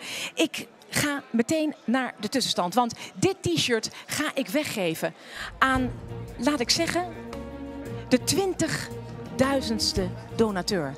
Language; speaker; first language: Dutch; native; Dutch